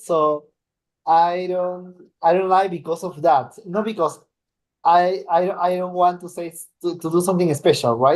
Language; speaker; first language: English; non-native, learner; Spanish